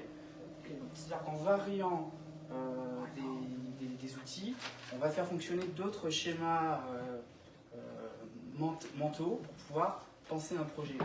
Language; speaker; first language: French; native; French